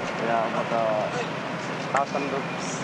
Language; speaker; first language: English; non-native, learner; Indonesian